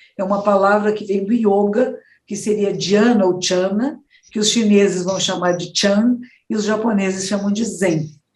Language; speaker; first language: Portuguese; native; Portuguese